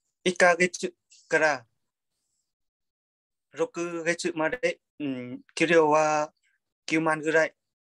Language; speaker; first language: Japanese; non-native, learner; Vietnamese